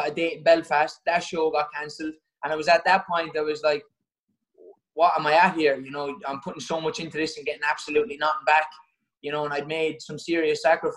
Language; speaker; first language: English; native; English